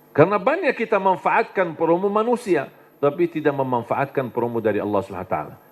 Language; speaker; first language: Indonesian; non-native, fluent; Arabic